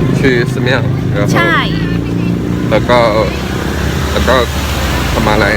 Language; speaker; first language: Thai; non-native, learner; Chinese